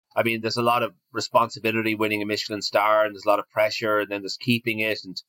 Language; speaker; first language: English; native; English